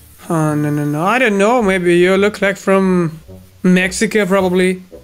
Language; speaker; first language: English; non-native, learner; Russian